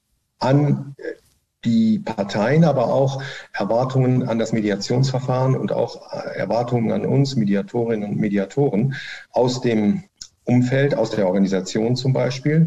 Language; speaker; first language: German; native; German